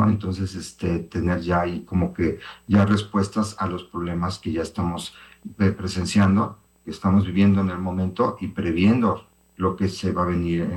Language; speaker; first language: Spanish; native; Spanish